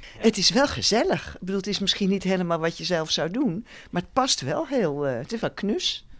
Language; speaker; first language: Dutch; native; Dutch